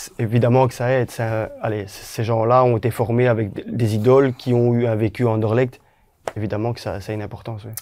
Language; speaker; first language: French; native; French